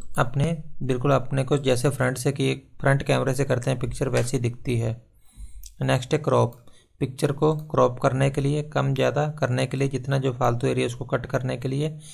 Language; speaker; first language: Hindi; non-native, local second language; Punjabi